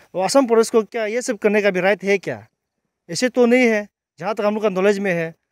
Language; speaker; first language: Hindi; non-native, local second language; Nyishi